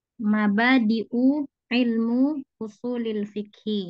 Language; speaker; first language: Arabic; non-native, learner; Indonesian